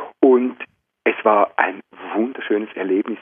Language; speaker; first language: German; native; German